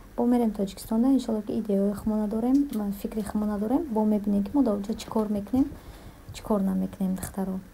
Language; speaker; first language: Tajik; early bilingual, heritage; Tajik